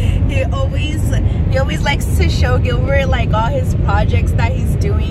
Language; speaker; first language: English; early bilingual, other home language; Spanish